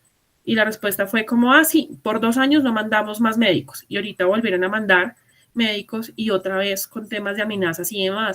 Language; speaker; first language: Spanish; native; Spanish